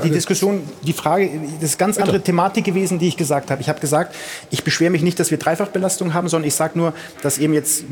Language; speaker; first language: German; native; German